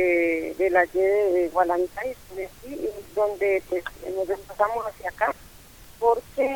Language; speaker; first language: Spanish; native; Spanish